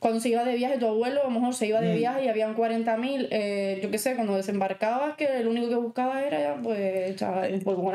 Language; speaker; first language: Spanish; native; Spanish